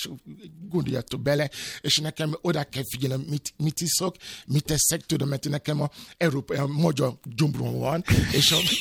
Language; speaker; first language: Hungarian; non-native, fluent; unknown